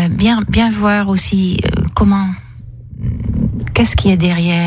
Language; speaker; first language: French; non-native, fluent; Dutch